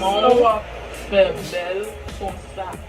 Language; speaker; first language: French; non-native, learner; Haitian Creole